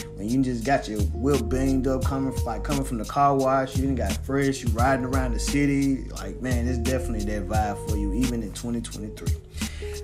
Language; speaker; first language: English; native; English